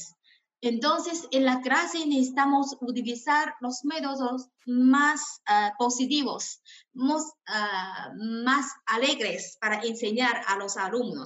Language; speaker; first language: Spanish; non-native, fluent; Chinese